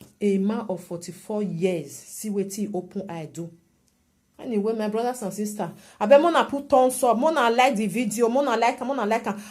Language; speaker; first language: Nigerian Pidgin; native; Nigerian Pidgin